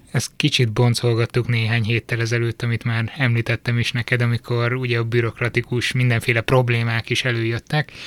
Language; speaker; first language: Hungarian; non-native, fluent; French